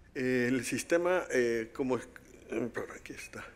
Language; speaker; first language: Spanish; native; Spanish